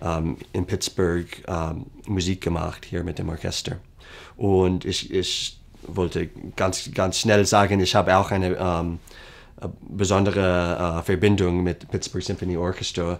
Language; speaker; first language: German; non-native, fluent; English